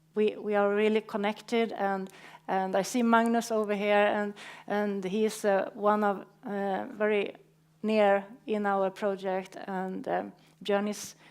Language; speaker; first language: English; non-native, fluent; Swedish